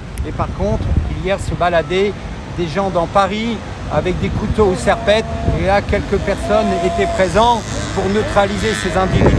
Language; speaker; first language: French; native; French